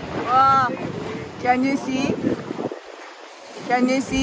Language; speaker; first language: English; non-native, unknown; Japanese